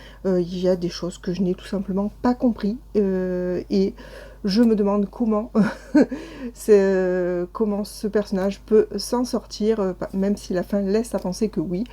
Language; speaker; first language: French; native; French